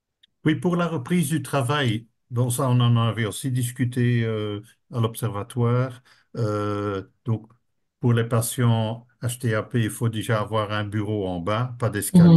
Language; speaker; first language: French; native; French